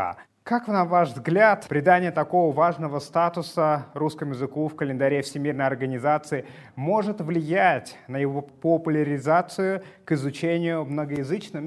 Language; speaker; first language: Russian; native; Russian